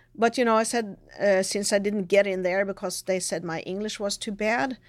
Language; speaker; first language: English; non-native, fluent; Norwegian